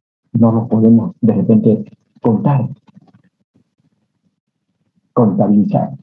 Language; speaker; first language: Spanish; native; Spanish